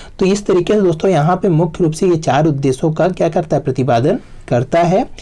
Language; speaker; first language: Hindi; native; Hindi